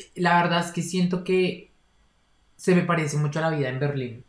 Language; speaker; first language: Spanish; native; Spanish